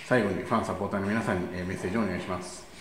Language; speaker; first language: Japanese; native; Japanese